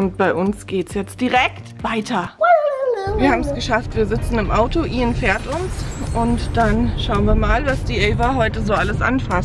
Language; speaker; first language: German; native; German